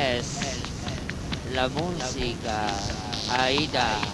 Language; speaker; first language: Spanish; non-native, learner; Italian